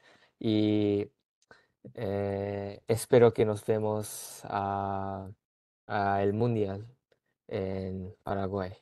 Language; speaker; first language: Spanish; early bilingual, heritage; Japanese